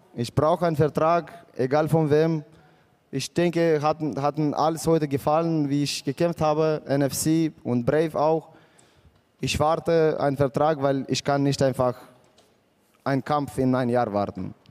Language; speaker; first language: German; non-native, fluent; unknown